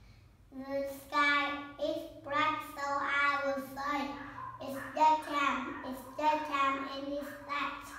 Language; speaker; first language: English; non-native, learner; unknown